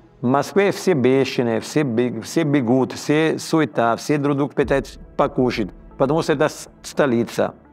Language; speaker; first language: Russian; non-native, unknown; Italian